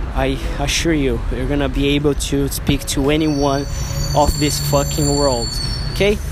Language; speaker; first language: English; non-native, fluent; Portuguese